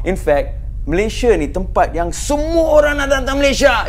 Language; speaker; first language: Malay; early bilingual, other home language; English